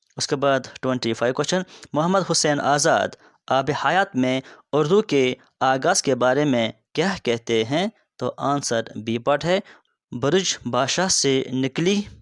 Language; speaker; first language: Urdu; non-native, local second language; Kashmiri